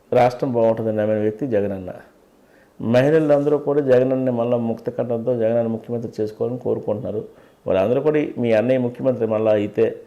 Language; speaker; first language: Telugu; native; Telugu